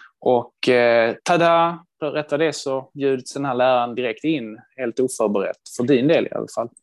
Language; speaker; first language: Swedish; early bilingual, other home language; Hebrew